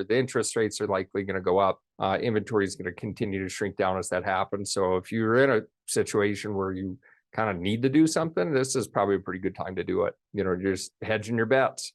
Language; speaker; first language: English; native; English